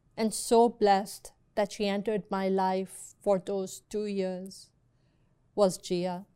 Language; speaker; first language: English; non-native, local second language; Urdu